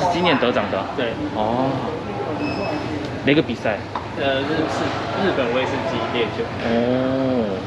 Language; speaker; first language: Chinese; non-native, fluent; Korean